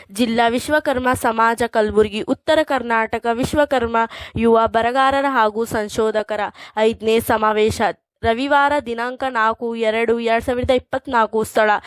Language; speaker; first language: Kannada; native; Kannada